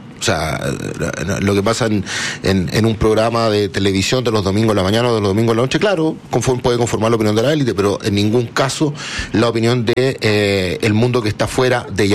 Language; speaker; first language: Spanish; native; Spanish